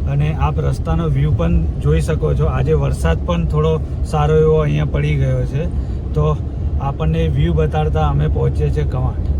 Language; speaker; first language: Gujarati; native; Gujarati